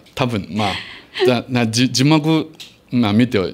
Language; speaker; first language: Japanese; non-native, learner; Chinese